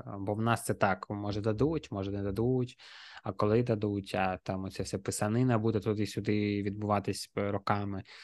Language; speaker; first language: Ukrainian; non-native, local second language; Russian